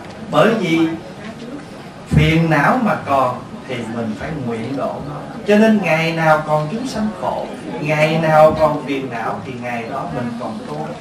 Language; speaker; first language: Vietnamese; native; Vietnamese